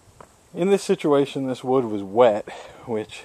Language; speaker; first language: English; native; English